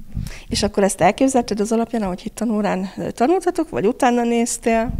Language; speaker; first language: Hungarian; native; Hungarian